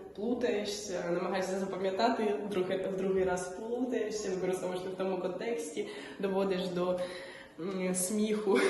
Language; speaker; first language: Ukrainian; non-native, local second language; Russian